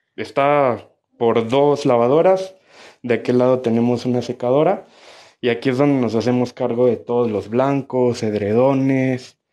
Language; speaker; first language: Spanish; native; Spanish